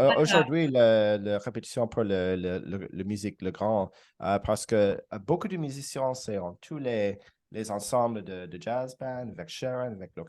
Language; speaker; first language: French; non-native, learner; English